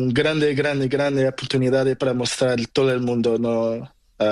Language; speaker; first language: Spanish; non-native, learner; Portuguese